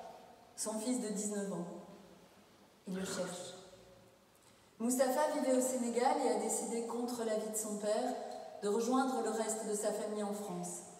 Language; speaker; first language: French; native; French